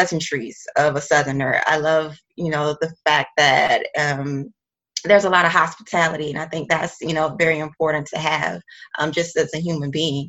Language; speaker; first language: English; native; English